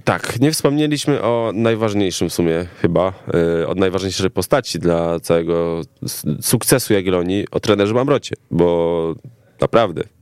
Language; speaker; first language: Polish; native; Polish